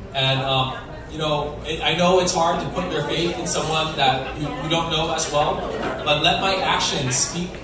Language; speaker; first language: English; early bilingual, other home language; Vietnamese